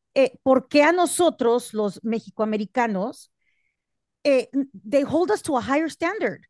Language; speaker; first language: Spanish; early bilingual, heritage; Spanish